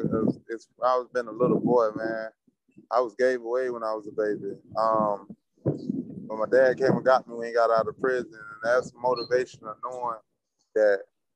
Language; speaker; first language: English; native; English